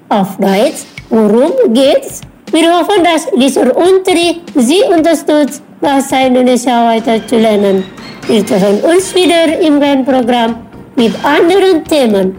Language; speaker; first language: German; non-native, learner; Indonesian